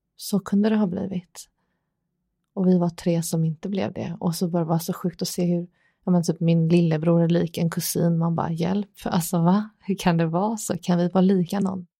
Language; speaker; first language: Swedish; early bilingual, other home language; Persian